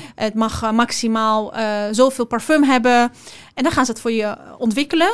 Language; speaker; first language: Dutch; early bilingual, other home language; Persian